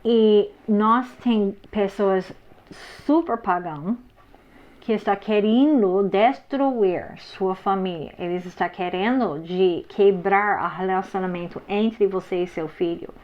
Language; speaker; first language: Portuguese; non-native, fluent; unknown